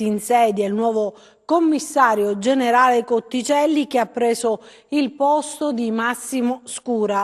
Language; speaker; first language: Italian; native; Italian